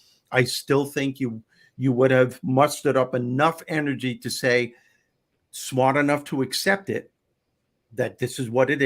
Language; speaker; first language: English; native; English